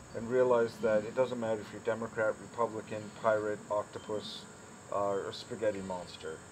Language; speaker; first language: English; native; English